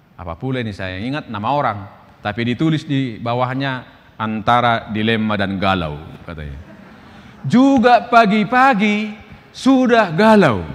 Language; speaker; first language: Indonesian; non-native, local second language; Batak Toba